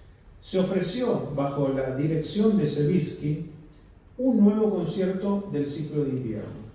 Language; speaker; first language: Spanish; native; Spanish